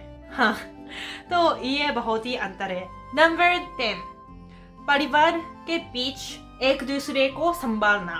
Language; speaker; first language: Hindi; non-native, fluent; Japanese